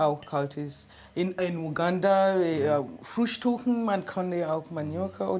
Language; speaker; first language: German; non-native, learner; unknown